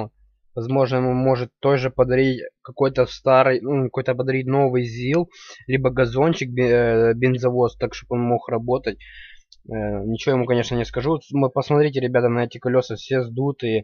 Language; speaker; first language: Russian; native; Russian